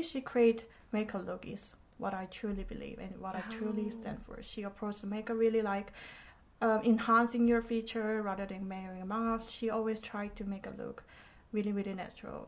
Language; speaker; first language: English; non-native, fluent; Korean